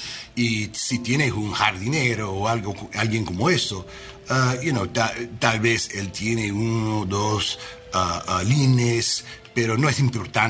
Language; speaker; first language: Spanish; non-native, learner; English